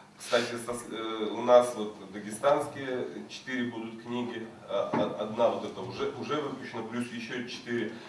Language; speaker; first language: Russian; native; Russian